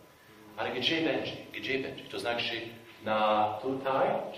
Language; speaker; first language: Polish; non-native, fluent; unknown